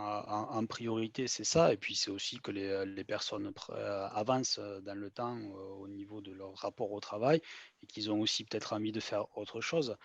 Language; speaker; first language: French; native; French